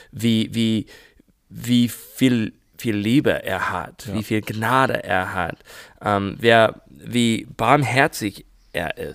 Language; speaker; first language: German; non-native, learner; English